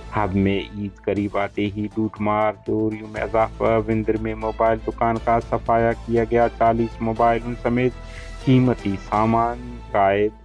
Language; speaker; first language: Urdu; non-native, local second language; Baluchi